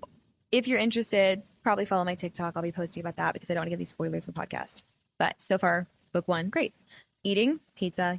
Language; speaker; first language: English; native; English